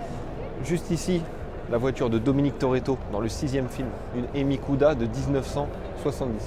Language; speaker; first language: French; native; French